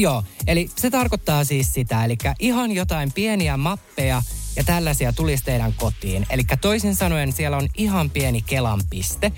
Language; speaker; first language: Finnish; native; Finnish